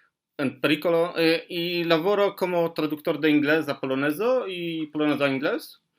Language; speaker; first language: Spanish; non-native, learner; Polish